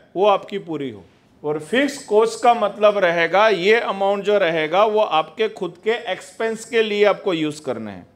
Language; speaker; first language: Hindi; non-native, local second language; Gujarati